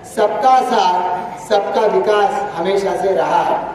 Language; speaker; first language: Hindi; non-native, local second language; Marathi